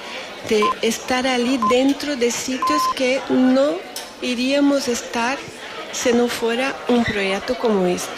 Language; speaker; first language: Spanish; non-native, fluent; Portuguese